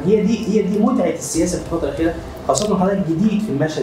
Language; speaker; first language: Arabic; native; Arabic